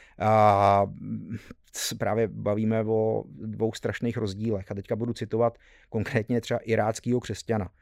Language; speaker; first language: Czech; early bilingual, heritage; Czech